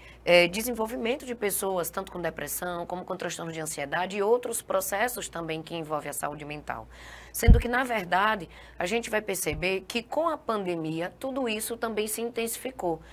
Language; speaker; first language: Portuguese; native; Portuguese